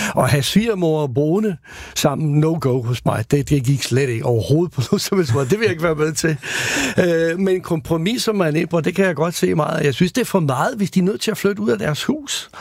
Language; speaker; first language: Danish; non-native, fluent; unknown